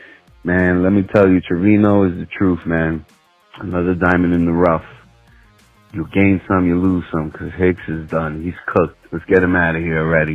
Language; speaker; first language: English; native; English